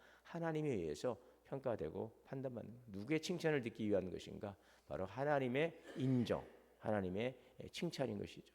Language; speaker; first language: Korean; native; Korean